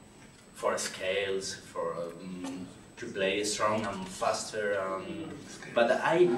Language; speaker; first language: English; non-native, learner; Spanish